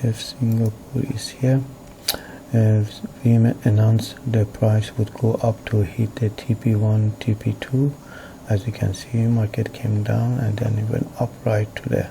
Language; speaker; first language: English; non-native, fluent; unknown